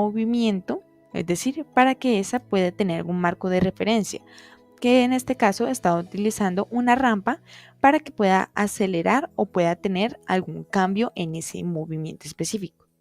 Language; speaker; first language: Spanish; native; Spanish